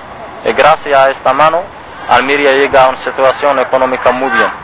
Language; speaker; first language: Spanish; non-native, learner; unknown